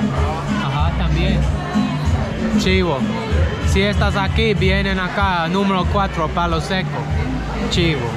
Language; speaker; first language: Spanish; non-native, fluent; English